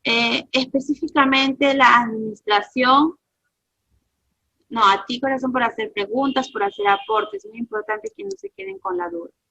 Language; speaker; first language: Spanish; native; Spanish